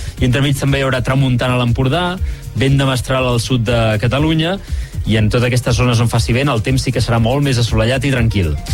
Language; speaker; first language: Catalan; native; Catalan